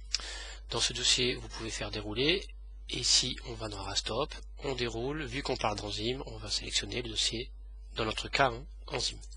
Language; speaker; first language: French; native; French